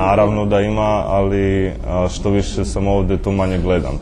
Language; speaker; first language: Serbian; non-native, fluent; Czech